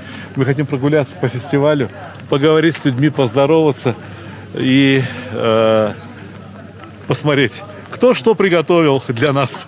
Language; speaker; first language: Russian; native; Russian